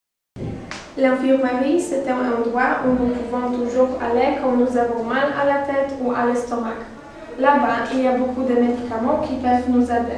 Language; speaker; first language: French; non-native, learner; Polish